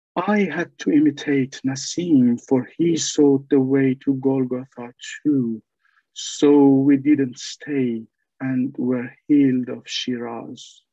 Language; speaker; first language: English; non-native, fluent; Persian